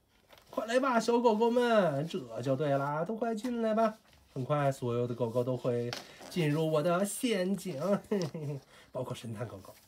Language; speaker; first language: Chinese; native; Chinese